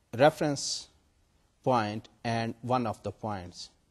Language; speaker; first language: English; non-native, local second language; Urdu